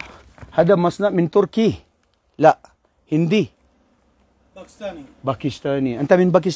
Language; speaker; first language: Arabic; non-native, learner; Maranao